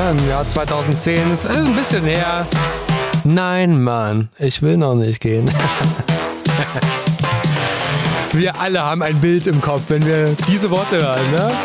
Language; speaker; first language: German; native; German